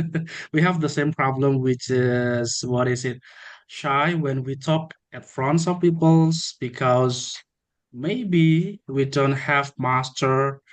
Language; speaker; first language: English; non-native, learner; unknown